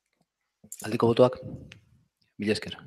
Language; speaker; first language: Basque; non-native, local second language; Spanish